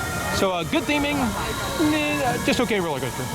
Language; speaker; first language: English; native; English